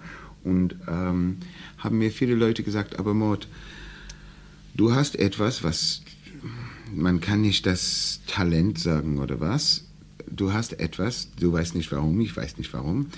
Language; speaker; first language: German; non-native, learner; English